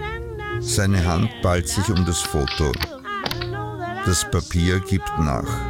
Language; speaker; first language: German; native; German